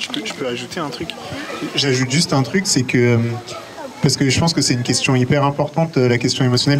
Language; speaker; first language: French; native; French